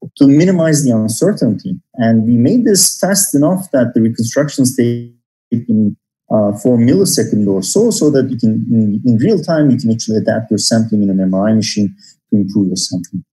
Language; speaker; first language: English; non-native, fluent; Turkish